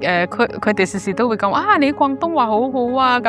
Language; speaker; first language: Cantonese; non-native, fluent; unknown